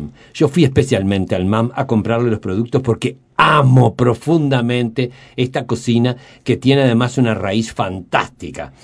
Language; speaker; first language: Spanish; native; Spanish